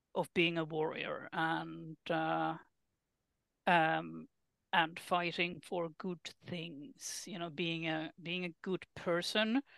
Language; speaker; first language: English; non-native, fluent; Finnish